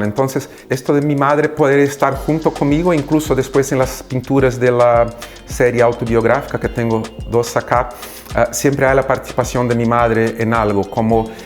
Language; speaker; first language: Spanish; non-native, fluent; Portuguese